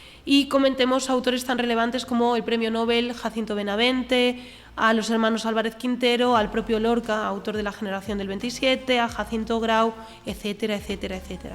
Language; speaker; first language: Spanish; native; Spanish